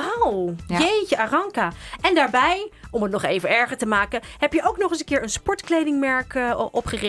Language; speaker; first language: Dutch; native; Dutch